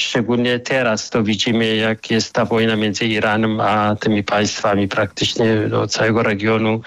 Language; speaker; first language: Polish; non-native, fluent; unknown